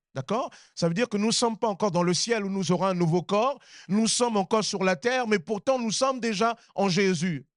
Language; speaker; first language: French; native; French